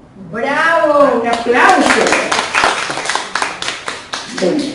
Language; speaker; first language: Spanish; native; Spanish